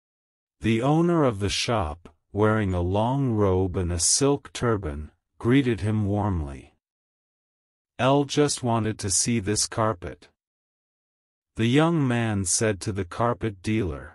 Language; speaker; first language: English; non-native, local second language; Urdu